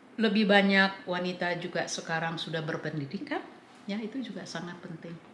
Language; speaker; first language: Indonesian; early bilingual, heritage; English